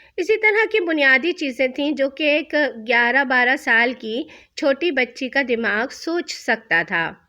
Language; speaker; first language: Urdu; native; Urdu